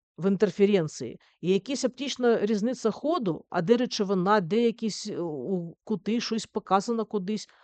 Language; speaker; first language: Ukrainian; native; Ukrainian